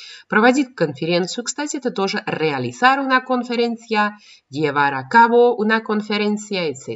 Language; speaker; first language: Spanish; non-native, fluent; Russian